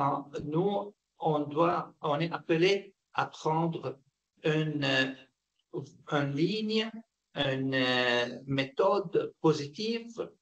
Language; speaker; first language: French; non-native, fluent; Arabic